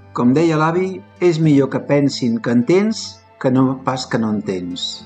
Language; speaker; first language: Catalan; native; Catalan